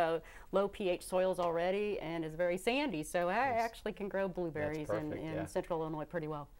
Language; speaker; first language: English; native; English